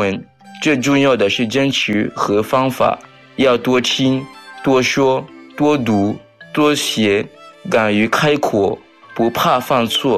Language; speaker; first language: Chinese; non-native, fluent; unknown